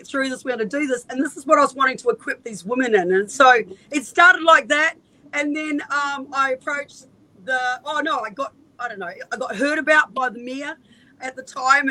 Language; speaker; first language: English; native; English